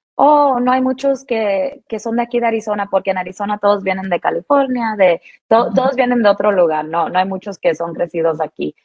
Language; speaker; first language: Spanish; early bilingual, heritage; Spanish